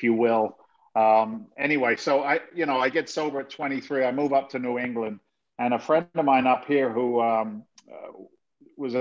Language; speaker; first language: English; native; English